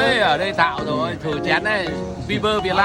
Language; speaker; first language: Vietnamese; native; Vietnamese